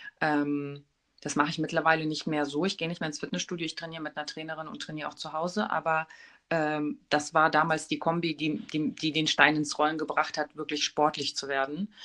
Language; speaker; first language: German; native; German